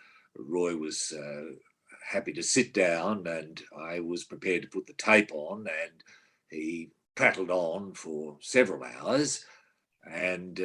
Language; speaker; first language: English; native; English